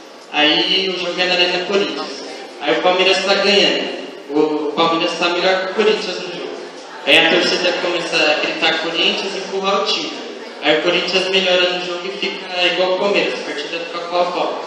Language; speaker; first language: Portuguese; native; Portuguese